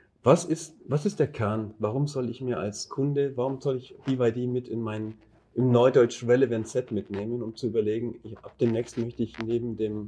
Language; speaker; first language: German; native; German